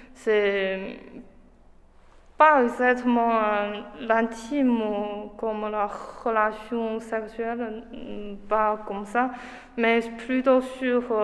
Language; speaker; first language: French; non-native, learner; Chinese